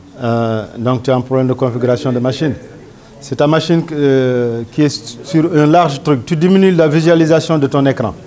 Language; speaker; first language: French; non-native, local second language; Wolof